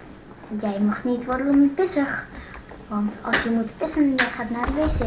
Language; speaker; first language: Dutch; non-native, learner; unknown